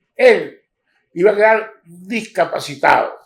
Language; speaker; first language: Spanish; native; Spanish